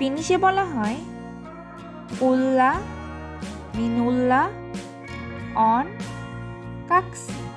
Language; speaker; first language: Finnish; non-native, learner; Bangla